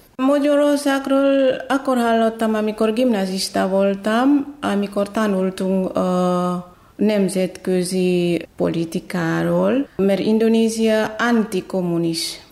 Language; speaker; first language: Hungarian; non-native, fluent; Batak Toba